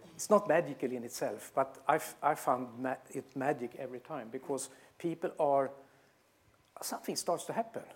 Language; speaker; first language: English; non-native, fluent; Swedish